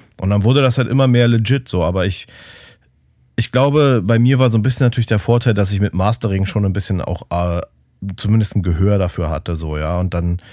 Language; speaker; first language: German; native; German